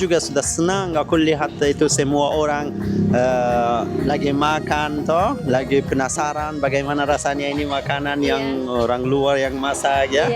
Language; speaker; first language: Indonesian; non-native, learner; Persian